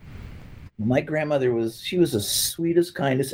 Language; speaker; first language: English; native; English